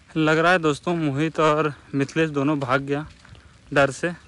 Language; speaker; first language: Hindi; native; Hindi